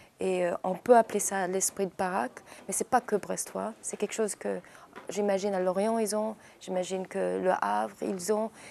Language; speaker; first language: French; early bilingual, heritage; English